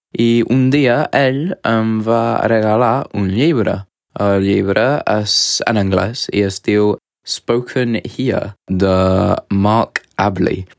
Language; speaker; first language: Catalan; non-native, fluent; English